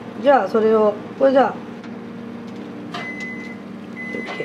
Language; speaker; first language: Japanese; native; Japanese